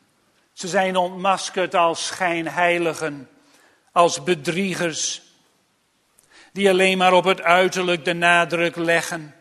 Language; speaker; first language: Dutch; native; Dutch